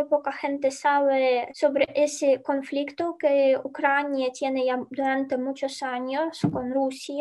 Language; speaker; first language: Spanish; non-native, fluent; Ukrainian